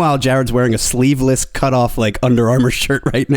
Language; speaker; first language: English; native; English